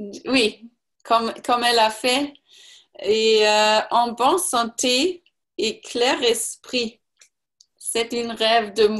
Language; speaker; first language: French; non-native, learner; German